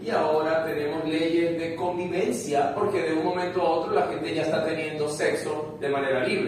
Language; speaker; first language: Spanish; native; Spanish